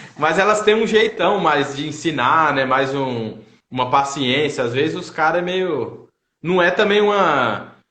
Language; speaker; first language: Portuguese; native; Portuguese